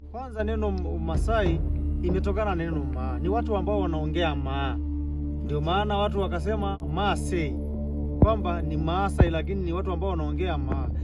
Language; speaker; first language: Swahili; non-native, local second language; Masai